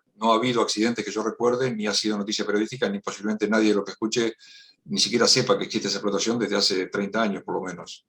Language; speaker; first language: Spanish; native; Spanish